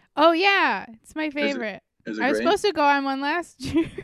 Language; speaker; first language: English; native; English